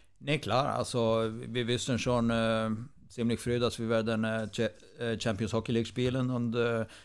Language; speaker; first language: German; non-native, fluent; Swedish